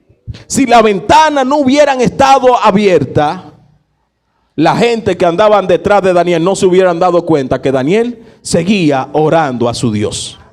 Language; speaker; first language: Spanish; native; Spanish